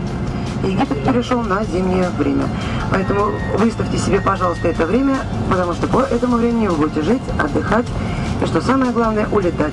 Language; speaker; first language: Russian; native; Russian